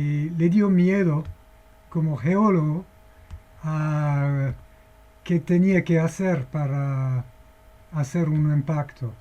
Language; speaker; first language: Spanish; non-native, fluent; English